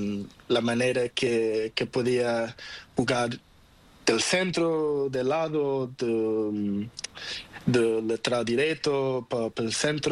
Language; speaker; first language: Spanish; non-native, learner; Portuguese